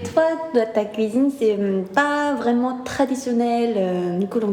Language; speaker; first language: French; non-native, learner; Korean